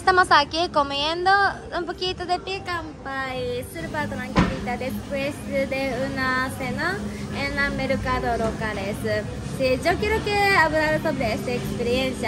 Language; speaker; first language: Spanish; non-native, learner; Japanese